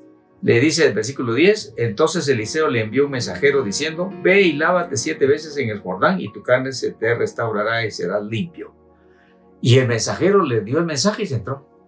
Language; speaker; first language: Spanish; native; Spanish